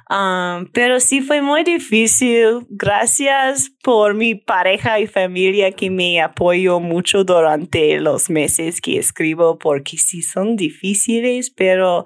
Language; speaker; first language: Spanish; non-native, learner; English